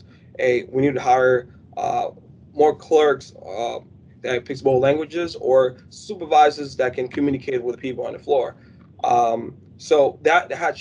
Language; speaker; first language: English; non-native, fluent; Spanish